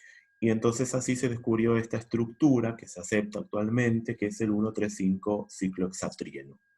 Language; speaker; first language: Spanish; native; Spanish